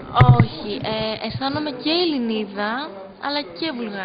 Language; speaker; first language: Greek; early bilingual, other home language; Bulgarian